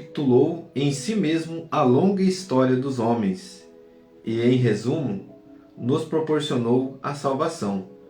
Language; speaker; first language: Portuguese; native; Portuguese